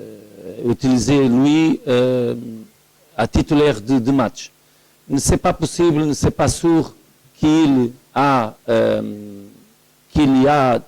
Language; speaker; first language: French; non-native, learner; Portuguese